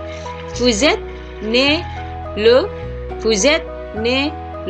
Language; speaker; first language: French; non-native, fluent; Indonesian